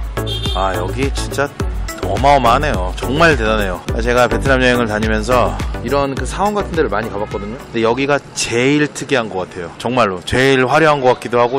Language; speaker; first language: Korean; native; Korean